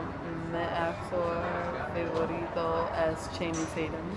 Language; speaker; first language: Spanish; non-native, learner; English